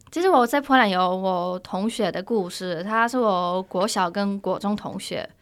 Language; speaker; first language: Chinese; non-native, fluent; Polish